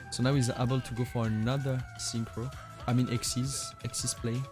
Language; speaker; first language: English; non-native, fluent; French